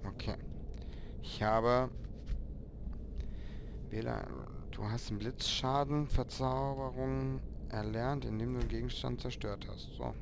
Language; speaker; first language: German; native; German